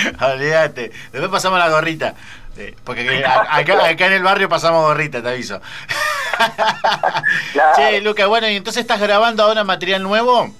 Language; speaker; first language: Spanish; native; Spanish